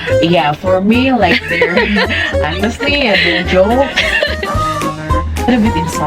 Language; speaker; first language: English; non-native, fluent; Indonesian